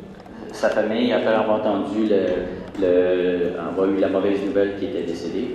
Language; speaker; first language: French; native; French